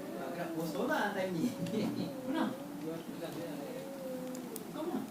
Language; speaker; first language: Malay; native; Malay